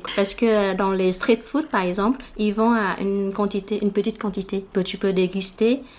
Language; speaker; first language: French; non-native, fluent; Vietnamese